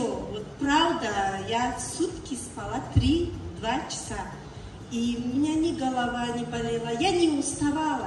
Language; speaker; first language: Russian; non-native, learner; Tajik